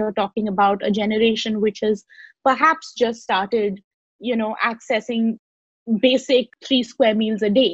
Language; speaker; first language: English; non-native, local second language; Hindi